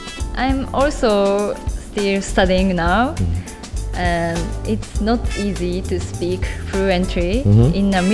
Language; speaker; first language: English; non-native, learner; Japanese